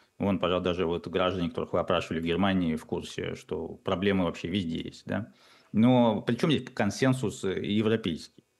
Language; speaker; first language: Russian; native; Russian